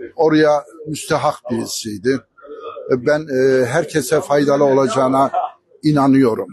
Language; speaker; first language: Turkish; native; Turkish